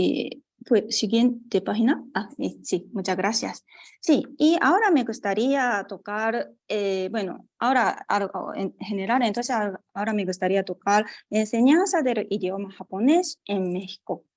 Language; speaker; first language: Spanish; non-native, fluent; Japanese